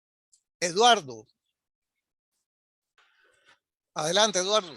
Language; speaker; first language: Spanish; native; Spanish